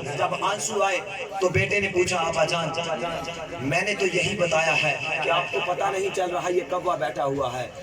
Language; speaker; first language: Urdu; non-native, local second language; Punjabi